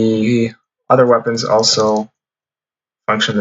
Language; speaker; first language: English; native; English